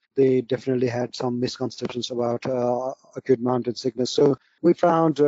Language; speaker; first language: English; non-native, local second language; Nepali